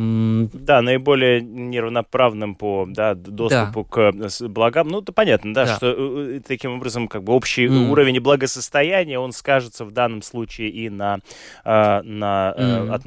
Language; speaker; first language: Russian; native; Russian